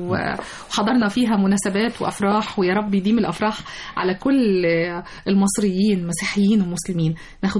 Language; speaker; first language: Arabic; native; Arabic